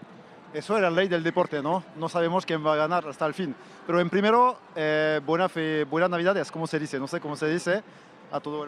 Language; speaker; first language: Spanish; non-native, fluent; French